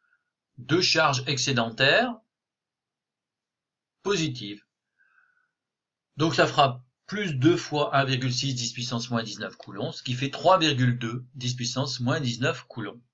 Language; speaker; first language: French; native; French